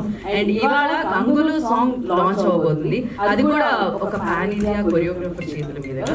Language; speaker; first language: Telugu; native; Telugu